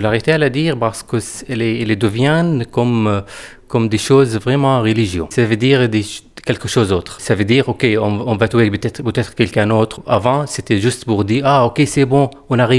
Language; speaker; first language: French; non-native, fluent; Arabic